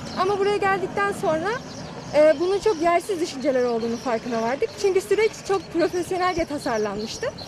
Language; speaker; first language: Turkish; native; Turkish